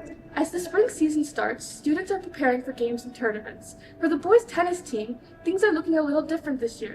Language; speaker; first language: English; native; English